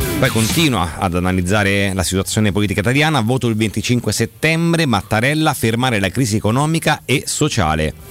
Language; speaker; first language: Italian; native; Italian